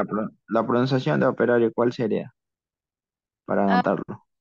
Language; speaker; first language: Spanish; native; Spanish